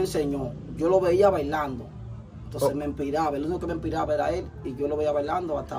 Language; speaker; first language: Spanish; native; Spanish